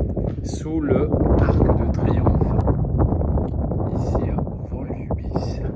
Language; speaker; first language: French; non-native, fluent; German